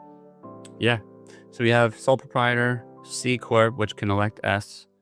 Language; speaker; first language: English; native; English